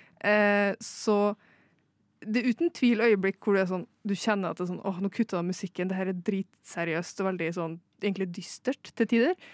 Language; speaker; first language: Norwegian; native; Norwegian